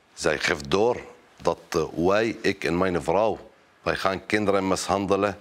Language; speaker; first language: Dutch; non-native, learner; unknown